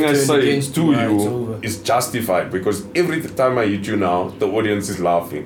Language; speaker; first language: English; native; English